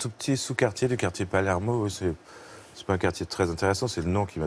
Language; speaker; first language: French; native; French